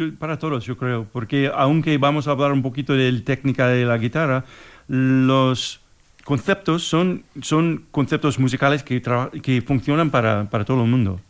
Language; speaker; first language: Spanish; non-native, fluent; English